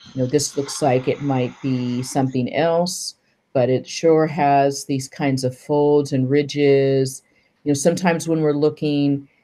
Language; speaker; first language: English; native; English